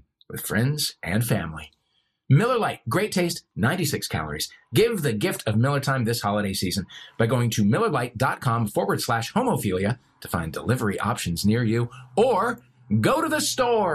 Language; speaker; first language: English; native; English